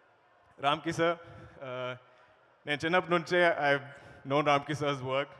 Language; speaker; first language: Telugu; non-native, learner; Malayalam